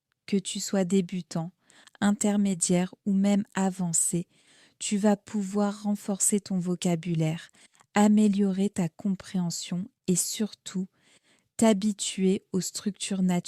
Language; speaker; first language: French; native; French